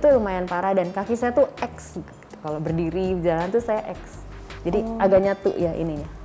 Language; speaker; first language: Indonesian; native; Indonesian